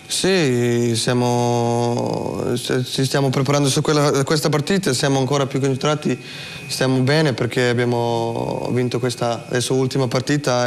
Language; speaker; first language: Italian; non-native, fluent; Slovenian